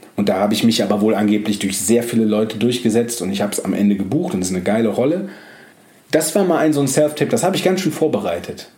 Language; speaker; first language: German; native; German